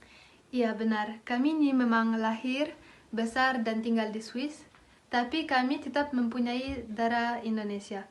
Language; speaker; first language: Indonesian; early bilingual, heritage; Indonesian